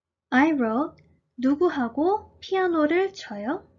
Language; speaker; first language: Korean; early bilingual, heritage; Korean